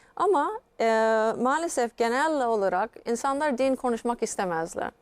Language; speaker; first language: Turkish; non-native, fluent; English